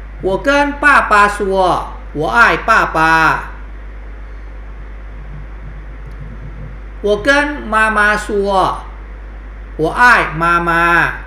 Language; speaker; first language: Chinese; non-native, fluent; Thai